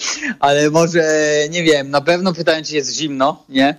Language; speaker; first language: Polish; non-native, fluent; Italian